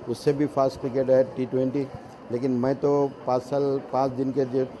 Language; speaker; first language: Hindi; non-native, local second language; Marathi